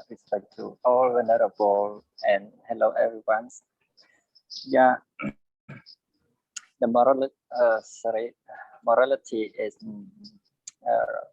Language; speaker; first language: English; non-native, learner; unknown